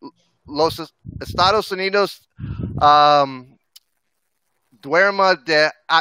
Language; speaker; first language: Spanish; non-native, learner; English